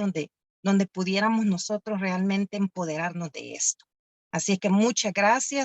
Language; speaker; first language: Spanish; native; Spanish